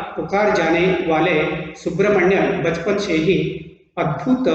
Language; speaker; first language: Hindi; non-native, local second language; Kannada